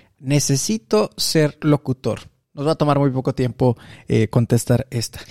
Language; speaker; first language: Spanish; native; Spanish